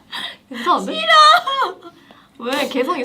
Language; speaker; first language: Korean; native; Korean